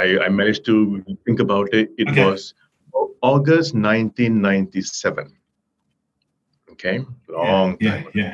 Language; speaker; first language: English; non-native, local second language; Tamil